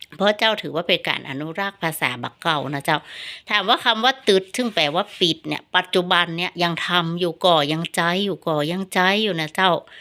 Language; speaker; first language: Thai; native; Thai